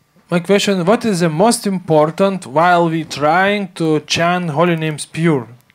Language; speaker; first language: English; non-native, fluent; Lithuanian